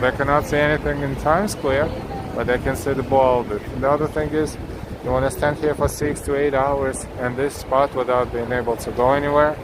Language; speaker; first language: English; non-native, fluent; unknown